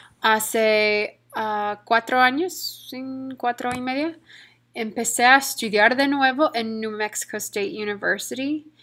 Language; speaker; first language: Spanish; non-native, fluent; English